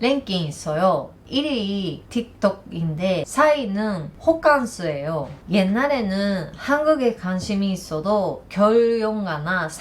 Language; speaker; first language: Korean; non-native, learner; Japanese